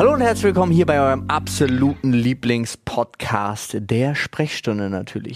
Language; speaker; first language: German; native; German